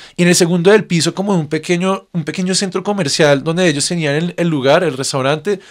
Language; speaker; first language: Spanish; native; Spanish